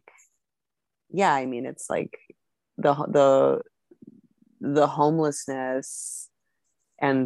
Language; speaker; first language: English; native; English